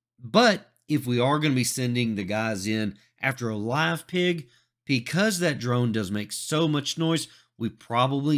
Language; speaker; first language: English; native; English